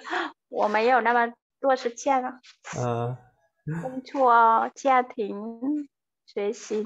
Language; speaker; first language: Chinese; non-native, learner; Vietnamese